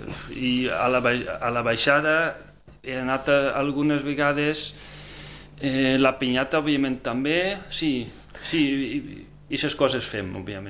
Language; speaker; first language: Catalan; non-native, fluent; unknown